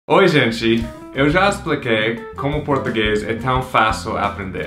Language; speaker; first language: Portuguese; non-native, fluent; English